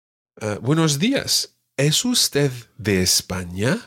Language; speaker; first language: Spanish; non-native, fluent; English